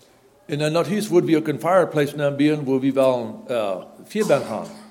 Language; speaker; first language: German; non-native, learner; Plautdietsch